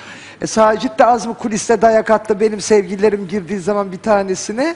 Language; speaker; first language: Turkish; native; Turkish